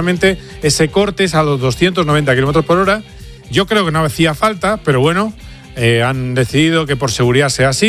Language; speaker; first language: Spanish; native; Spanish